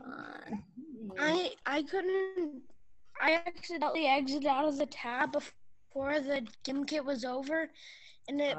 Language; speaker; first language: English; native; English